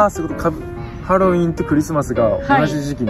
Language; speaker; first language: Japanese; native; Japanese